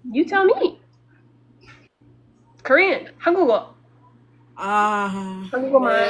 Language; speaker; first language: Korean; non-native, learner; English